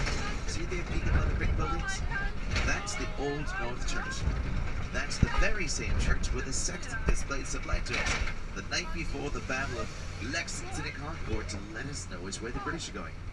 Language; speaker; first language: English; native; English